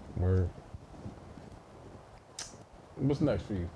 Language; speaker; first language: English; native; English